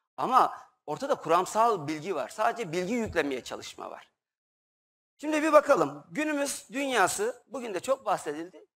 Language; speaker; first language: Turkish; native; Turkish